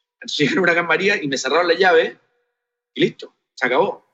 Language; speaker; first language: Spanish; native; Spanish